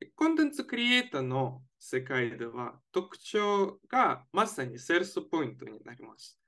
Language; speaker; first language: Japanese; non-native, fluent; Latvian